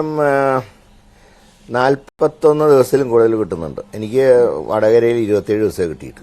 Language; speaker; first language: Malayalam; native; Malayalam